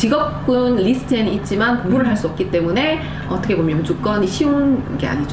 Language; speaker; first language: Korean; native; Korean